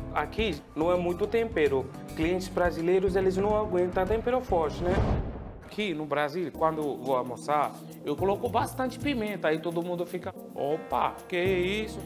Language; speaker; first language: Portuguese; non-native, learner; Punjabi